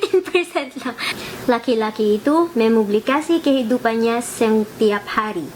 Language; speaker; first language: Indonesian; non-native, learner; Filipino